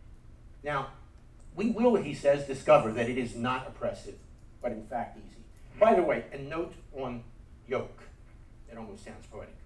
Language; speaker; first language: English; native; English